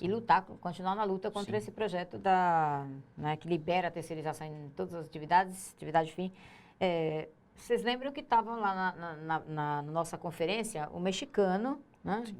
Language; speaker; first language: Portuguese; native; Portuguese